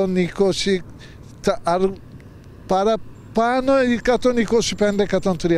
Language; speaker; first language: Greek; non-native, learner; Turkish